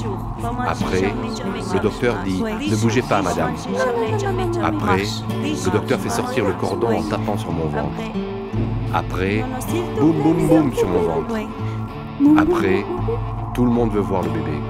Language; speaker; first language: French; non-native, learner; Arabic